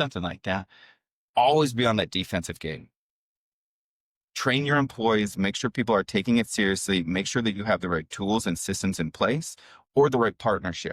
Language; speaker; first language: English; native; English